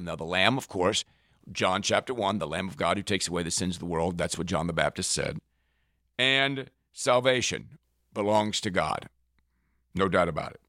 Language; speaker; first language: English; native; English